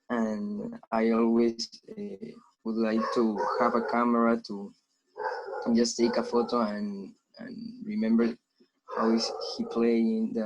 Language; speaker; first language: English; non-native, fluent; Spanish